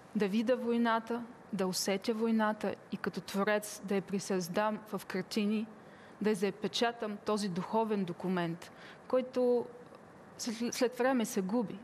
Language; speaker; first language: Bulgarian; early bilingual, heritage; Bulgarian